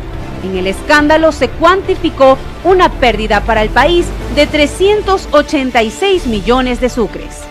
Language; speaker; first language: Spanish; native; Spanish